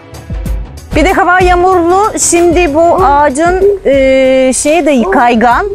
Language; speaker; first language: Turkish; non-native, fluent; Bulgarian